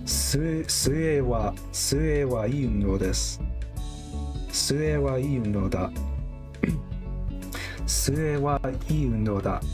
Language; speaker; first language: Japanese; non-native, learner; English